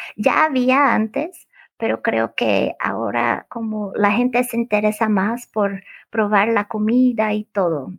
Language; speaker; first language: Spanish; non-native, fluent; Portuguese